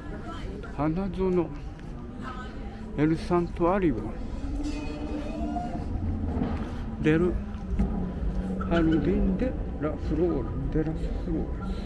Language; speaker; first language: Spanish; non-native, learner; Japanese